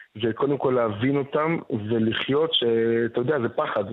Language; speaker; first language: Hebrew; native; Hebrew